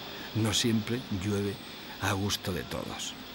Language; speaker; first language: Spanish; native; Spanish